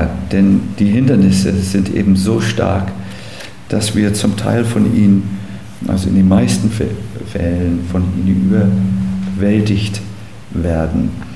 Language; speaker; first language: German; native; German